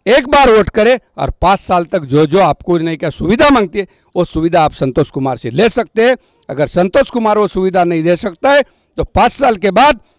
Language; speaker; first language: Hindi; non-native, local second language; Lambadi